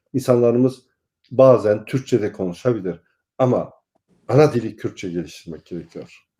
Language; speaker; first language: Turkish; non-native, local second language; Kurdish